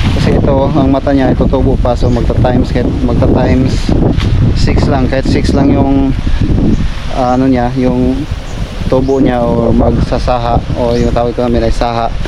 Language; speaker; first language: Filipino; non-native, local second language; Cebuano